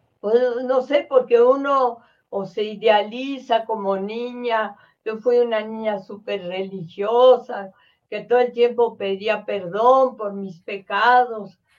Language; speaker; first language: Spanish; early bilingual, other home language; French